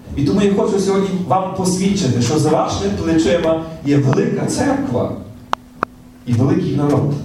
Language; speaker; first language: Ukrainian; native; Ukrainian